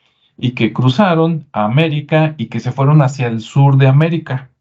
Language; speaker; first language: Spanish; native; Spanish